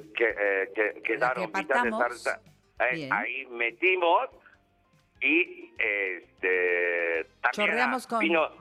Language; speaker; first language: Spanish; non-native, learner; Japanese